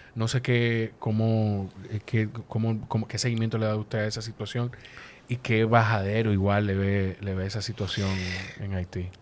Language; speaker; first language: Spanish; native; Spanish